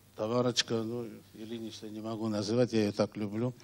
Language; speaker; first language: Russian; non-native, local second language; Georgian